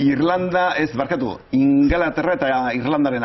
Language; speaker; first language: Basque; native; Basque